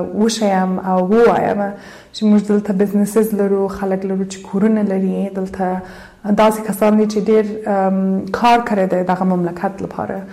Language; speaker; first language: Pashto; early bilingual, heritage; Pashto